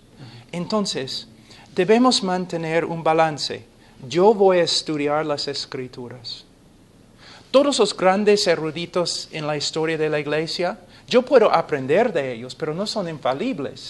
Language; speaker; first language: Spanish; non-native, fluent; English